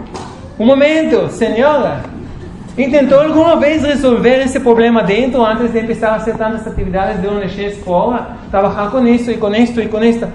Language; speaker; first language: Portuguese; non-native, fluent; Spanish